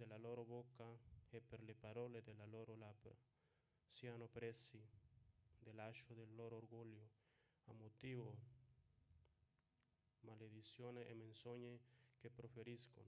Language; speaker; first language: Italian; non-native, fluent; Spanish